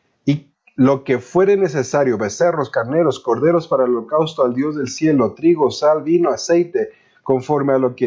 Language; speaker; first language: Spanish; native; Spanish